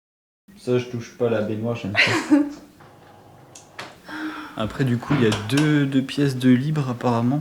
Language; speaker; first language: French; native; French